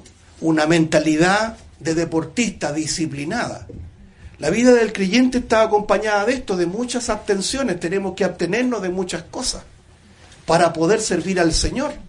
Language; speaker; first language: Spanish; native; Spanish